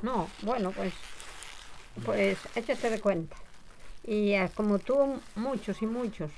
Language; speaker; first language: Spanish; non-native, local second language; Galician